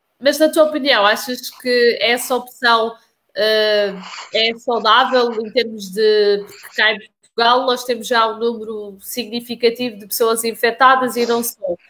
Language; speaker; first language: Portuguese; native; Portuguese